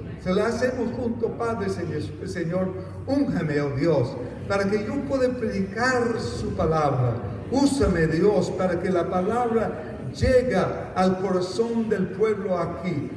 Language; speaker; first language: Spanish; non-native, fluent; English